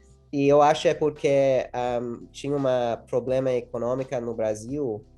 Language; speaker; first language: Portuguese; early bilingual, heritage; English